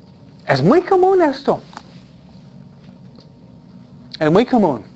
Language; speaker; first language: Spanish; non-native, fluent; English